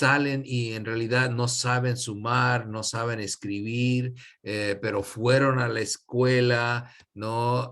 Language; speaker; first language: Spanish; non-native, fluent; English